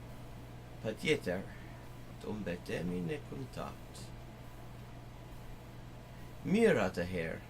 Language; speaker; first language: Albanian; non-native, learner; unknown